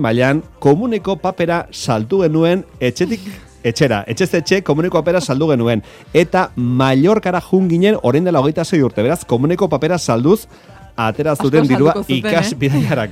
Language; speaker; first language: Basque; native; Basque